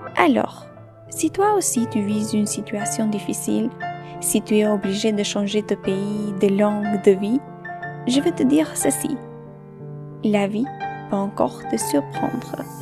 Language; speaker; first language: French; non-native, learner; Albanian